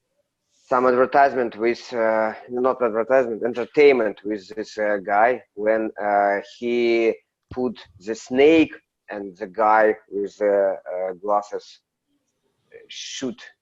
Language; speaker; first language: English; non-native, learner; Russian